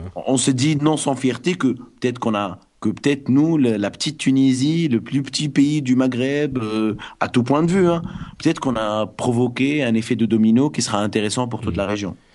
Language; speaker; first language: French; non-native, local second language; Arabic